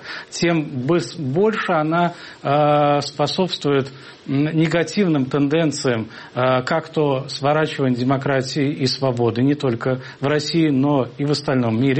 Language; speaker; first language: Russian; native; Russian